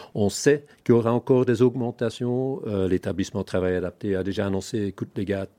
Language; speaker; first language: French; non-native, fluent; Dutch